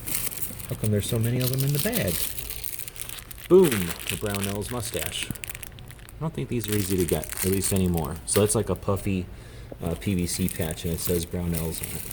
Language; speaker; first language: English; native; English